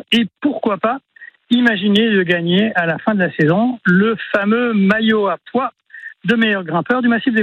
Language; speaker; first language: French; native; French